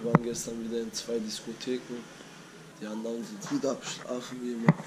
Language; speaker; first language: German; early bilingual, other home language; Turkish